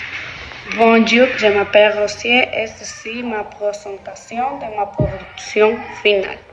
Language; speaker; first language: French; non-native, learner; Spanish